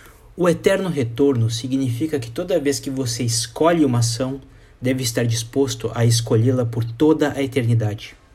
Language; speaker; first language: Portuguese; native; Portuguese